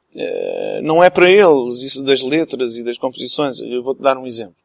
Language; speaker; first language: Portuguese; early bilingual, other home language; English